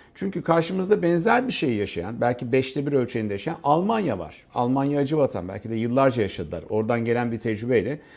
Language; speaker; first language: Turkish; native; Turkish